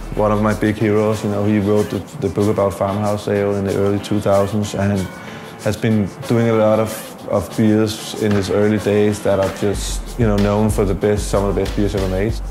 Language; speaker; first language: English; non-native, fluent; Danish